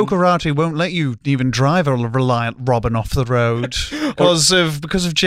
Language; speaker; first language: English; native; English